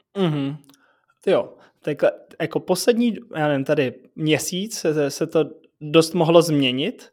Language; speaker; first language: Czech; native; Czech